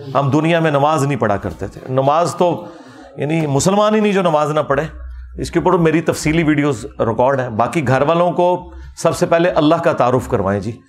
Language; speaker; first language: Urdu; non-native, local second language; Punjabi